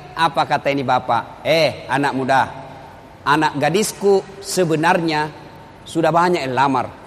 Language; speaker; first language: Indonesian; non-native, local second language; Buginese